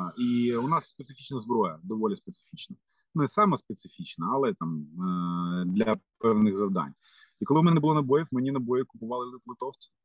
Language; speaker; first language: Ukrainian; non-native, local second language; Russian